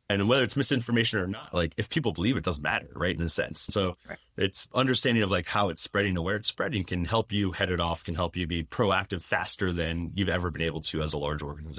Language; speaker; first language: English; native; English